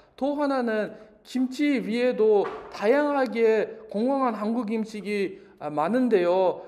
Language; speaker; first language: Korean; non-native, fluent; Uzbek